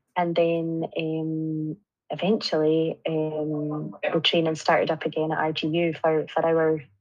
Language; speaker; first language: English; native; English